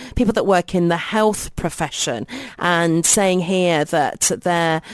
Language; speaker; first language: English; native; English